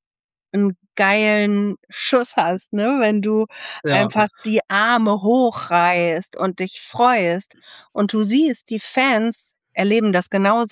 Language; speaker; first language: German; native; German